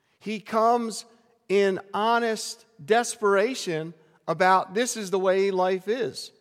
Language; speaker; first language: English; native; English